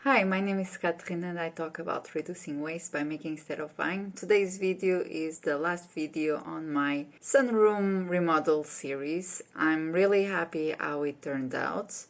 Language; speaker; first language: English; non-native, fluent; Portuguese